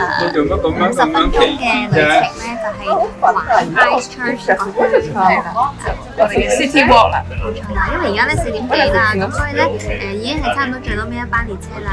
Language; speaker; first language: Chinese; native; Chinese